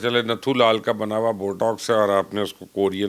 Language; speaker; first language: Urdu; native; Urdu